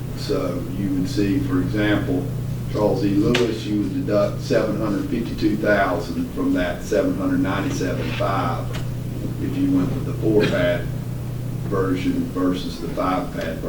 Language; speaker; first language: English; native; English